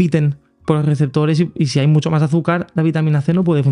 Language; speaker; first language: Spanish; native; Spanish